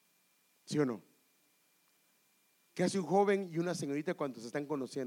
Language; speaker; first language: Spanish; native; Spanish